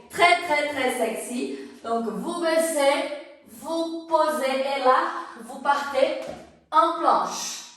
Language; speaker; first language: French; non-native, fluent; Portuguese